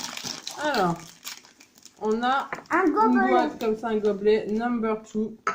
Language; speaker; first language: French; native; French